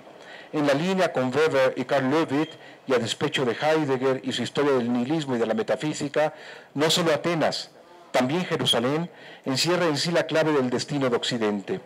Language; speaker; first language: Spanish; native; Spanish